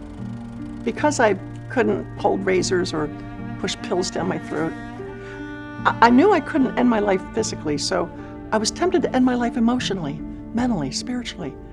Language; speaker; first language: English; native; English